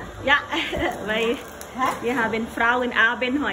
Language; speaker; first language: German; non-native, learner; Thai